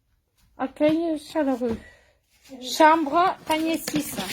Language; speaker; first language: French; native; French